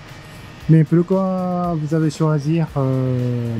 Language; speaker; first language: French; non-native, fluent; Japanese